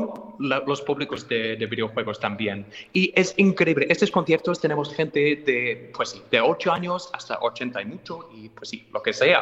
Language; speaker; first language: Spanish; non-native, fluent; English